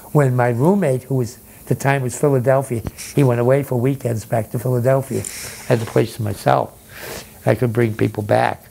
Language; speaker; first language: English; native; English